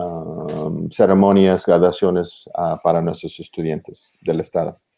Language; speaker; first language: Spanish; early bilingual, heritage; English